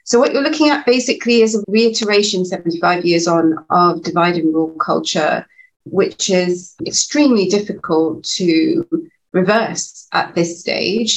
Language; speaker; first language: English; native; English